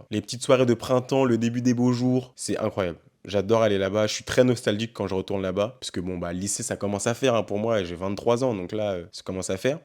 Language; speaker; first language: French; native; French